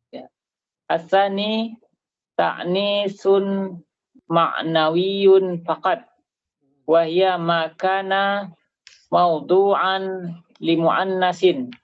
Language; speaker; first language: Arabic; non-native, learner; Indonesian